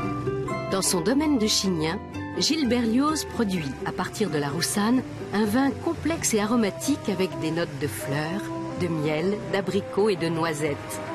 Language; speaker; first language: French; native; French